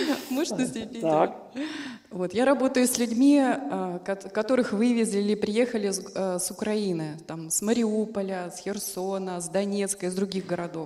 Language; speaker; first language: Russian; native; Russian